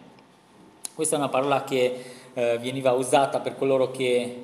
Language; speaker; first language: Italian; non-native, fluent; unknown